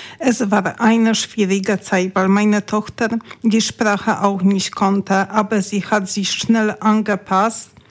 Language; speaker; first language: German; non-native, learner; Polish